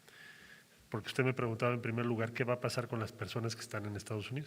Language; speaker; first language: Spanish; native; Spanish